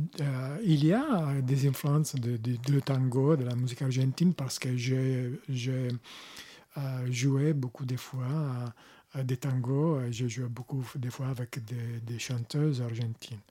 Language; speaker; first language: French; non-native, learner; Italian